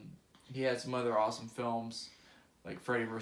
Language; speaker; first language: English; native; English